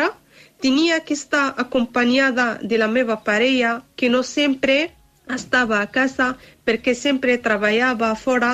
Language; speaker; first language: Catalan; non-native, learner; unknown